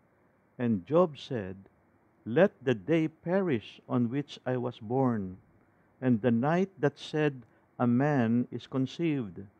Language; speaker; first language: English; non-native, local second language; Filipino